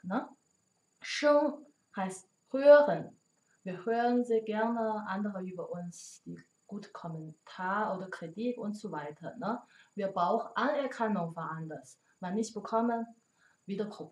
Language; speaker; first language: German; non-native, learner; Chinese